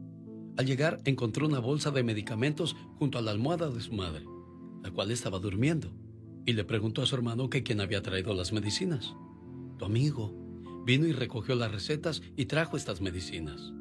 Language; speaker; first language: Spanish; native; Spanish